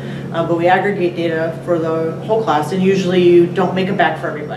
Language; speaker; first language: English; native; English